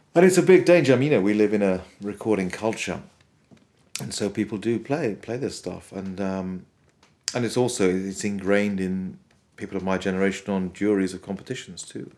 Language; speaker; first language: English; native; English